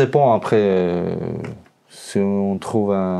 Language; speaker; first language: French; non-native, learner; Albanian